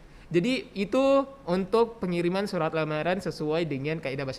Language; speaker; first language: Indonesian; native; Indonesian